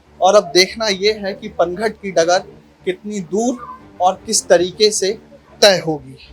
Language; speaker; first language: Hindi; native; Hindi